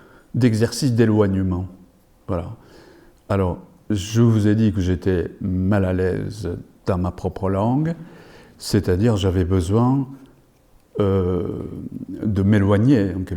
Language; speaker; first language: French; non-native, fluent; Japanese